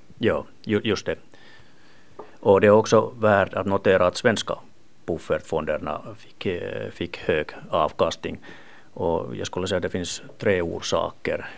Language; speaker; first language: Swedish; non-native, local second language; Finnish